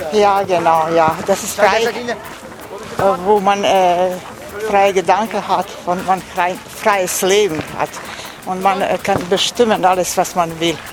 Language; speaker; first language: German; non-native, learner; Serbian